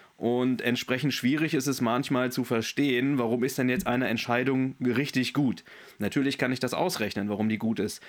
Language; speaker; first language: German; native; German